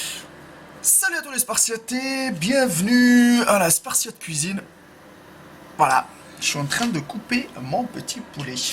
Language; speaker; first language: French; native; French